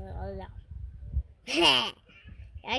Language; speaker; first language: Danish; early bilingual, other home language; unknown